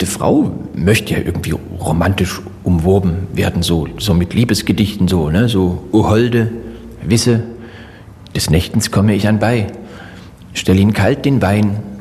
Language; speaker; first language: German; native; German